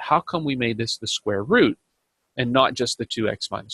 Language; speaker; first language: English; native; English